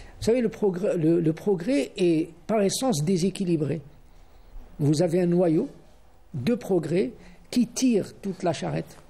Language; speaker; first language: French; non-native, local second language; Arabic